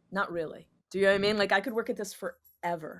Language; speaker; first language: English; native; English